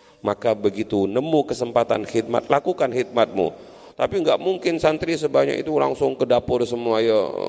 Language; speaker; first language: Indonesian; non-native, local second language; Madurese